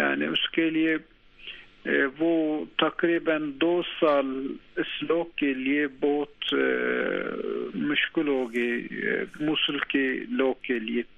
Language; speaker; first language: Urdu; non-native, learner; Turkish